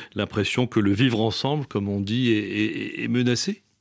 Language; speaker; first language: French; native; French